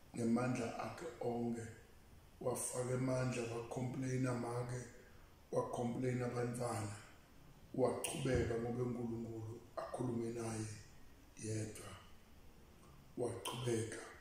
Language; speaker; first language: Zulu; non-native, local second language; Swati